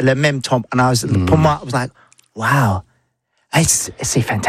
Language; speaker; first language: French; non-native, learner; English